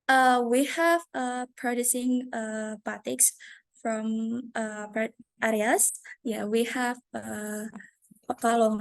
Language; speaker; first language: English; non-native, learner; Indonesian